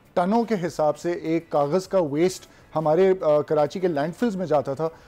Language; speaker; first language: Urdu; native; Urdu